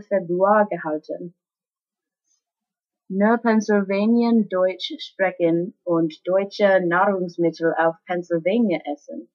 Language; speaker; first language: German; non-native, learner; English